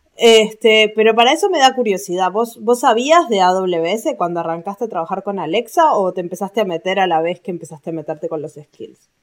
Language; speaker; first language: Spanish; native; Spanish